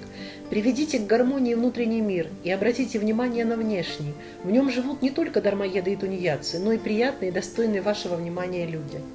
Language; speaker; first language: Russian; native; Russian